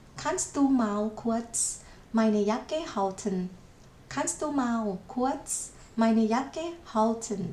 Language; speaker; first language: German; non-native, learner; Thai